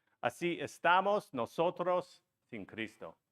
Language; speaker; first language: Spanish; non-native, learner; English